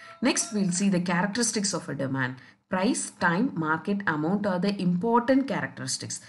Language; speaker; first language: English; non-native, local second language; Tamil